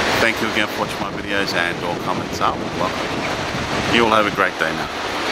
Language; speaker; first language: English; native; English